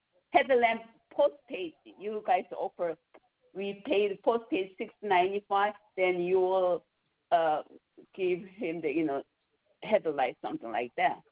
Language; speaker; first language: English; non-native, learner; Korean